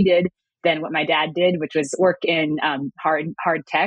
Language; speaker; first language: English; native; English